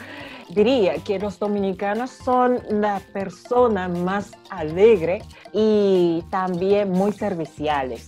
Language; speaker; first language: Spanish; non-native, fluent; Japanese